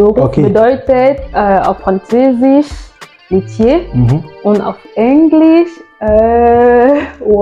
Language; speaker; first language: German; non-native, learner; French